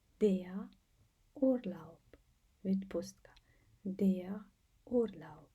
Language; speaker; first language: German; non-native, fluent; Ukrainian